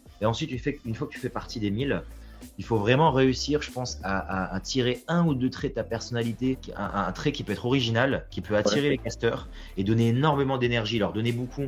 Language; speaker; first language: French; native; French